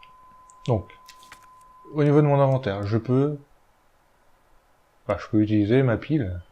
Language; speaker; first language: French; native; French